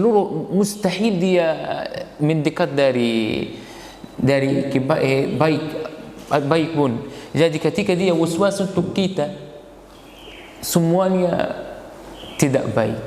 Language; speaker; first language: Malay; non-native, fluent; Arabic